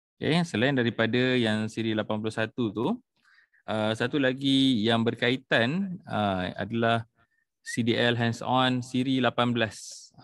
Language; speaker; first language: Malay; native; Malay